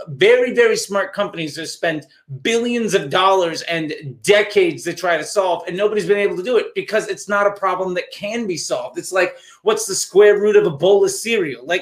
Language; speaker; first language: English; native; English